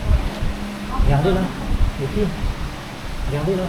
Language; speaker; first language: French; native; French